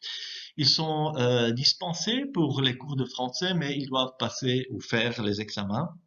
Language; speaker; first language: French; non-native, local second language; German